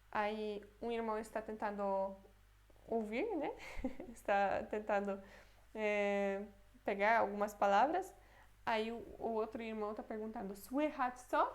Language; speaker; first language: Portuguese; non-native, fluent; Polish